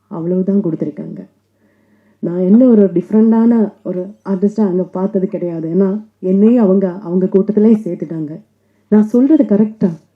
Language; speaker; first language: Tamil; non-native, local second language; Malayalam